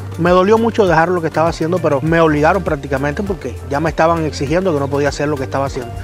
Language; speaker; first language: Spanish; native; Spanish